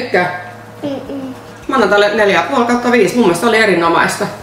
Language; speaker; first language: Finnish; native; Finnish